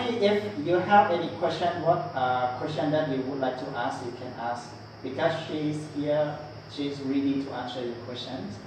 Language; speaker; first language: English; non-native, learner; Lao